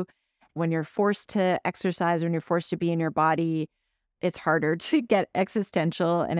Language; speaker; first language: English; native; English